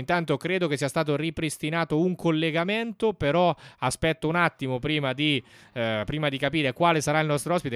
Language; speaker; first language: Italian; native; Italian